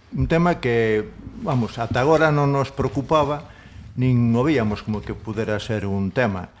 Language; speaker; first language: Galician; non-native, local second language; Spanish